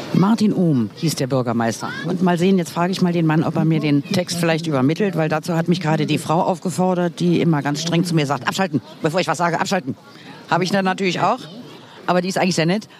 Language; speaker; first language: German; native; German